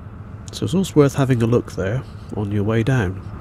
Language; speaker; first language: English; native; English